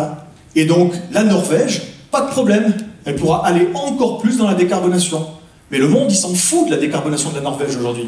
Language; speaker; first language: French; native; French